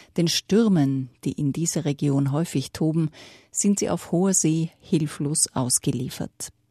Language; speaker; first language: German; native; German